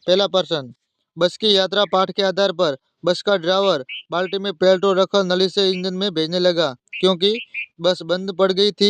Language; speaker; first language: Hindi; native; Hindi